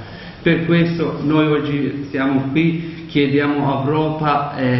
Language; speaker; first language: Italian; non-native, learner; Kurdish